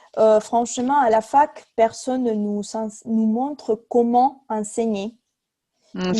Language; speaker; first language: French; non-native, fluent; Spanish